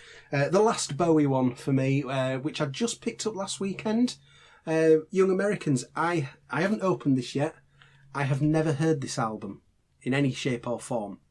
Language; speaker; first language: English; native; English